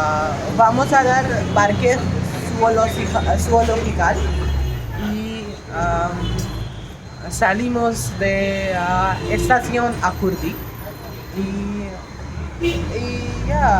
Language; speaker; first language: Spanish; non-native, learner; Marathi